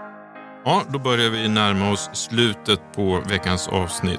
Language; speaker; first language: Swedish; native; Swedish